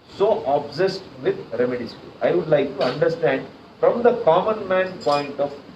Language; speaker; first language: English; non-native, local second language; Kannada